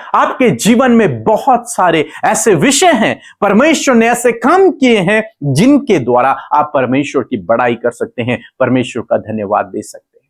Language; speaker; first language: Hindi; native; Hindi